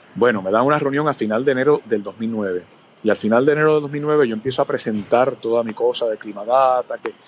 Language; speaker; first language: Spanish; early bilingual, other home language; English